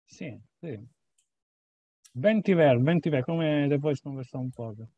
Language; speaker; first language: Portuguese; non-native, fluent; Italian